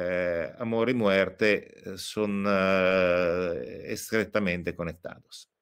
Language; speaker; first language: Spanish; non-native, fluent; Italian